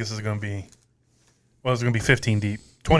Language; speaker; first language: English; native; English